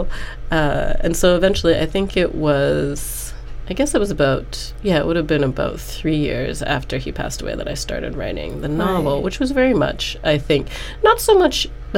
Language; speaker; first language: English; native; English